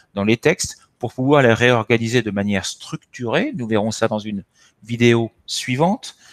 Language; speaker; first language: French; native; French